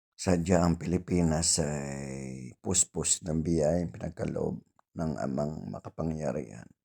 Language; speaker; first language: Filipino; native; Filipino